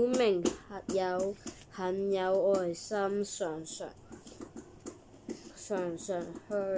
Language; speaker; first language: Chinese; non-native, learner; English